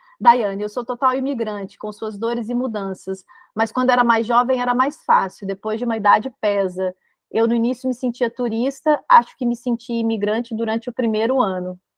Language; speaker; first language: Portuguese; native; Portuguese